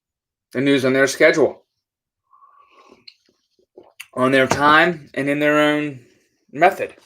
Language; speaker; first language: English; native; English